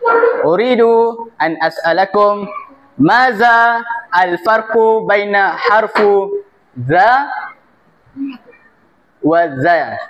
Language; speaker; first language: Arabic; non-native, learner; Malay